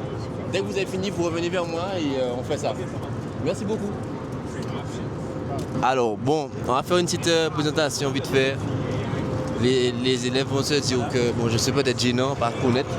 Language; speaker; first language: French; native; French